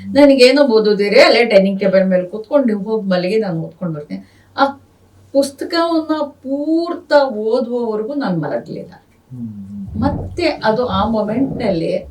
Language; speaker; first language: Kannada; non-native, local second language; Urdu